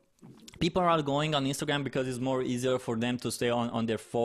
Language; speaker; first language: English; non-native, fluent; Romanian